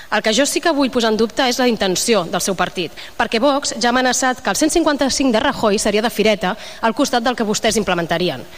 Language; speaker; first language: Catalan; native; Catalan